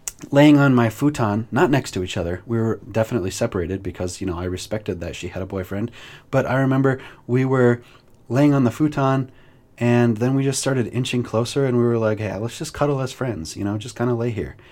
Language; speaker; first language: English; native; English